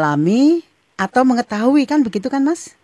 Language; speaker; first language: Indonesian; native; Indonesian